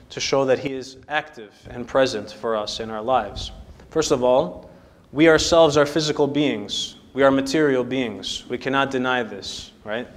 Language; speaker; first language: English; native; English